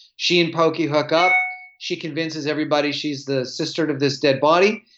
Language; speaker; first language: English; native; English